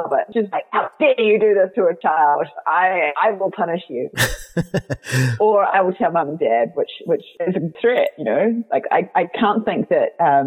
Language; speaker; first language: English; native; English